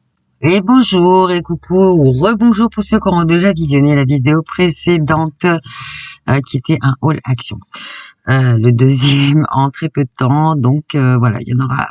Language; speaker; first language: French; native; French